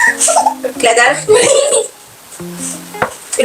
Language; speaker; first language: Swedish; non-native, learner; Filipino